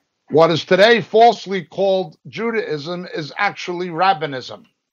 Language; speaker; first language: English; native; English